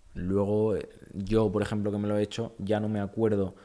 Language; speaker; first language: Spanish; native; Spanish